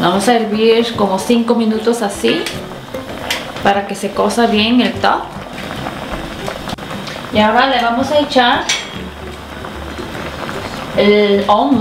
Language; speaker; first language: Spanish; non-native, fluent; Korean